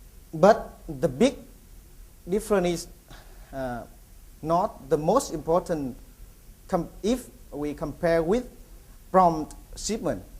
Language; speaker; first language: English; non-native, learner; Vietnamese